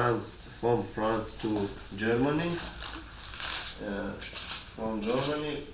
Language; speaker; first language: English; non-native, learner; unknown